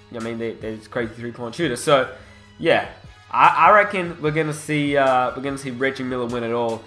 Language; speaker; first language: English; native; English